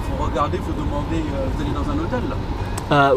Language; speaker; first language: French; native; French